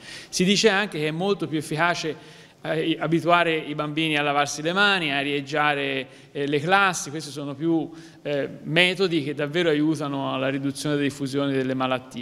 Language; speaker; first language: Italian; native; Italian